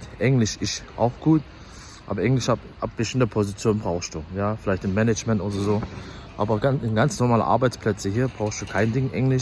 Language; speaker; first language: German; early bilingual, other home language; Turkish